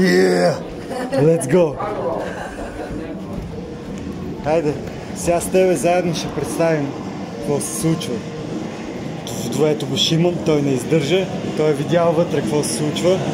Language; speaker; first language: Bulgarian; native; Bulgarian